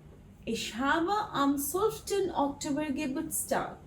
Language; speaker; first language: German; non-native, fluent; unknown